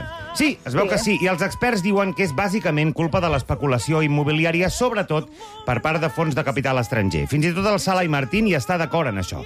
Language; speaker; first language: Catalan; native; Catalan